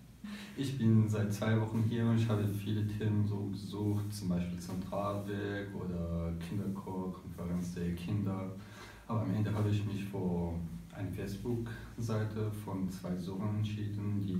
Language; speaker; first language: German; non-native, fluent; Arabic